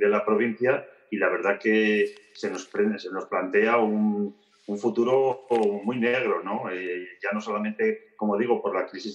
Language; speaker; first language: Spanish; native; Spanish